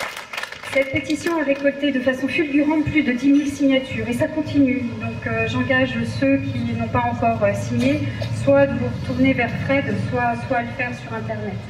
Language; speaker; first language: French; native; French